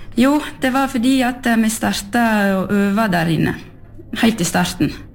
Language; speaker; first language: Norwegian; early bilingual, heritage; French